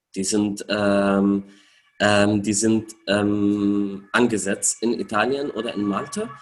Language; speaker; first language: German; non-native, fluent; Arabic